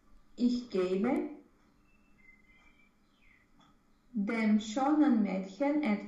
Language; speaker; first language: German; non-native, learner; Romanian